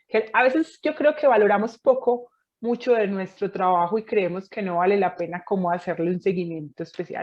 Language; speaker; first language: Spanish; native; Spanish